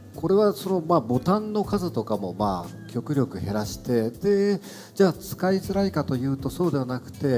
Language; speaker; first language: Japanese; native; Japanese